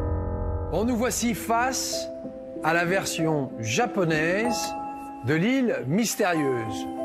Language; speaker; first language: French; native; French